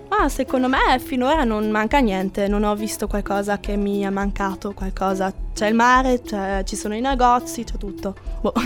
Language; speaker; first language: Italian; non-native, local second language; German